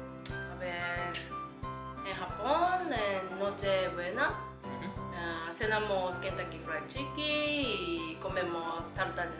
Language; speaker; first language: Spanish; non-native, learner; Japanese